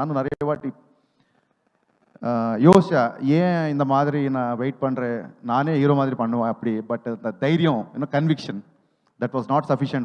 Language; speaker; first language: Tamil; non-native, learner; Telugu